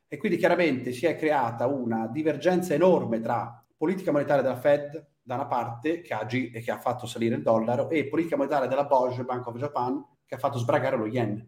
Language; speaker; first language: Italian; native; Italian